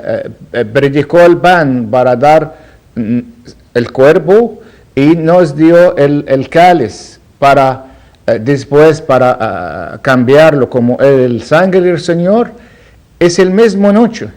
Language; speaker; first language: Spanish; non-native, learner; Arabic